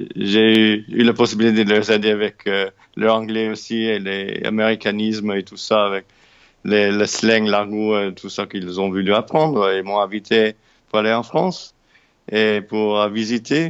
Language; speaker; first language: French; non-native, fluent; English